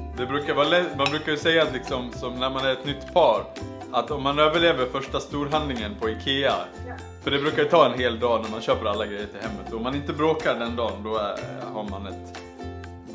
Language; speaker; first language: Swedish; native; Swedish